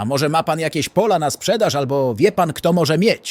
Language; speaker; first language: Polish; native; Polish